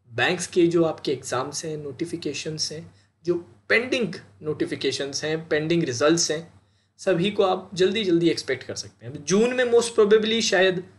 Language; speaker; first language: Hindi; native; Hindi